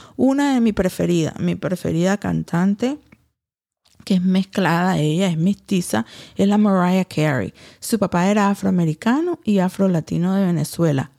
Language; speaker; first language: Spanish; early bilingual, heritage; Spanish